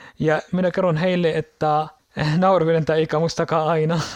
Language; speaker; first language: Finnish; non-native, learner; Arabic